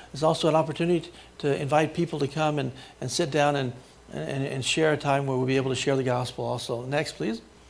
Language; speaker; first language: English; native; English